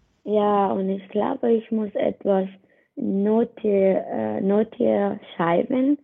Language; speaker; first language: German; non-native, learner; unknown